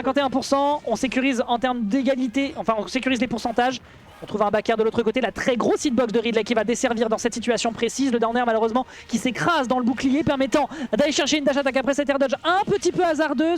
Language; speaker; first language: French; native; French